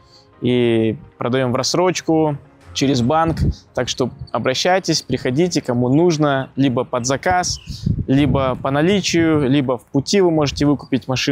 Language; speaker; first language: Russian; native; Russian